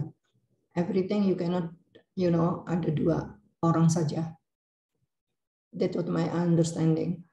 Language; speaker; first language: English; non-native, learner; Indonesian